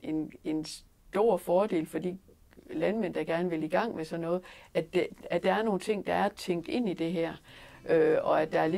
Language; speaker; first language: Danish; native; Danish